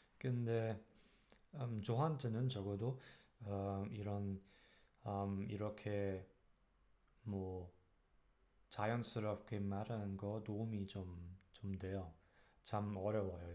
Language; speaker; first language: Korean; non-native, learner; German